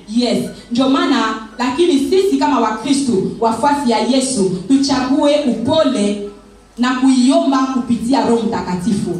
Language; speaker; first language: Swahili; non-native, local second language; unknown